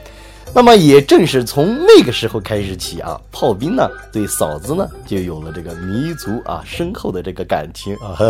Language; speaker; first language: Chinese; native; Chinese